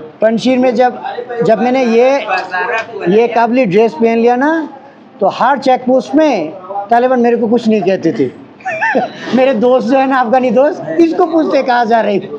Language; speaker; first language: Hindi; non-native, learner; Bangla